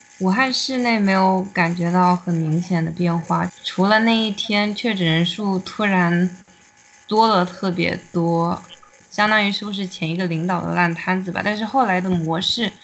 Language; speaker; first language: Chinese; native; Chinese